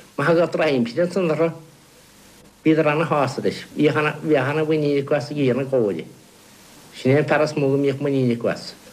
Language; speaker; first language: Irish; native; Irish